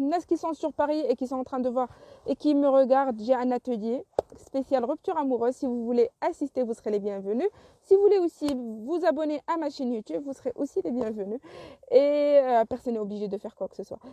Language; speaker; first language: French; non-native, local second language; Arabic